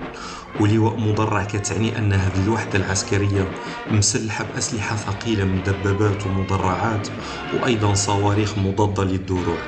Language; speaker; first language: Arabic; native; Arabic